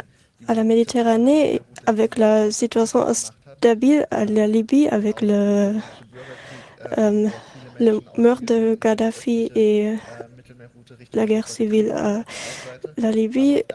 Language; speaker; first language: French; non-native, learner; German